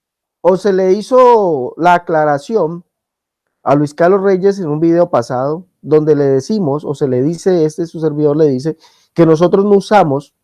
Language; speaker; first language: Spanish; native; Spanish